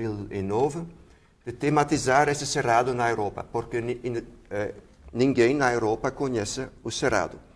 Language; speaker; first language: Portuguese; non-native, fluent; Dutch